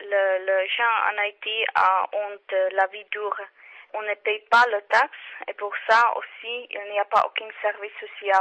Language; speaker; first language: French; non-native, learner; Czech